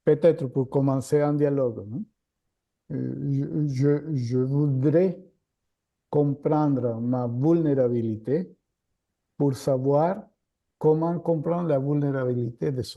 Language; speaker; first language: French; non-native, fluent; Spanish